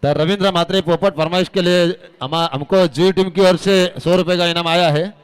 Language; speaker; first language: Hindi; non-native, local second language; Marathi